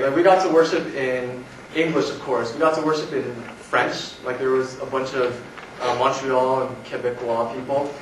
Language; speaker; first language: English; native; English